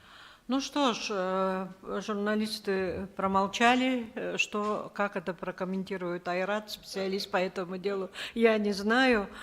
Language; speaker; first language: Russian; native; Russian